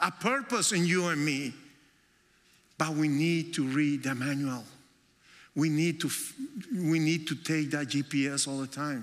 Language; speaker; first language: English; non-native, fluent; Spanish